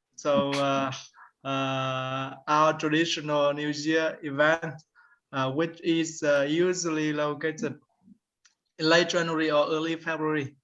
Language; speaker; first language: English; non-native, learner; Vietnamese